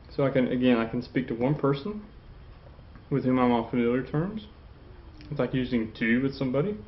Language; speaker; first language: English; native; English